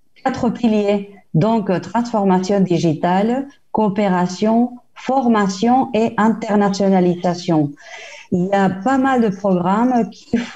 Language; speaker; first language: French; non-native, fluent; Spanish